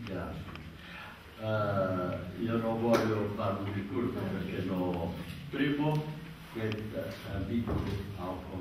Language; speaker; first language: Italian; non-native, fluent; Portuguese